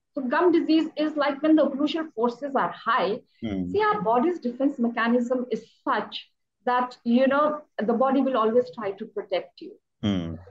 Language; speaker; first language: English; non-native, local second language; Hindi